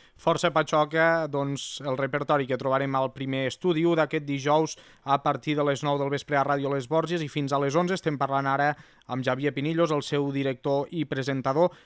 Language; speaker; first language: Catalan; native; Catalan